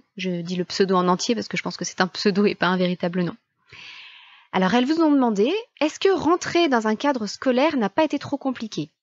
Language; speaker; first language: French; native; French